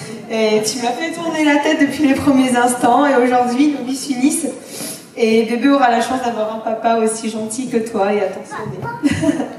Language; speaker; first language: French; native; French